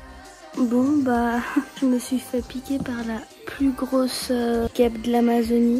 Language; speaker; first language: French; native; French